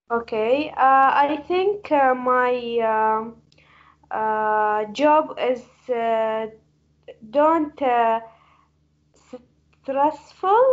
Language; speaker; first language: English; non-native, learner; Arabic